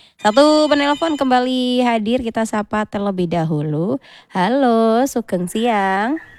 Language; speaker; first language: Indonesian; native; Indonesian